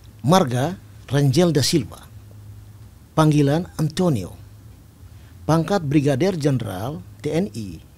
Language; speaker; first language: Indonesian; non-native, local second language; Tetum